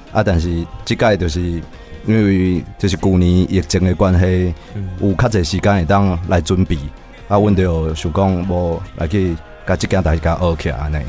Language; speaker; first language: Chinese; native; Chinese